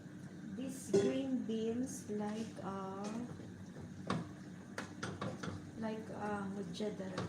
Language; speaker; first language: English; non-native, learner; Bikol